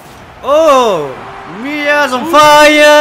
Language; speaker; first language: English; non-native, local second language; French